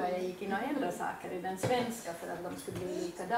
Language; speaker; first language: Swedish; native; Swedish